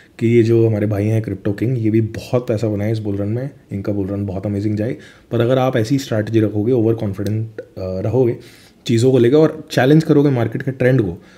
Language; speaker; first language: Hindi; native; Hindi